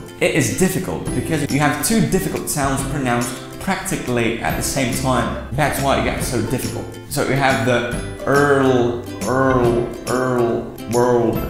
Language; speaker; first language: English; native; English